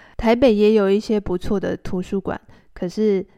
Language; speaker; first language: Chinese; native; Chinese